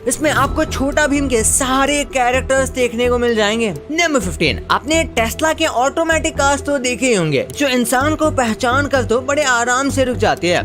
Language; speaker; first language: Hindi; native; Hindi